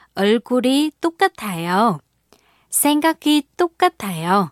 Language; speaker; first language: Korean; non-native, fluent; Vietnamese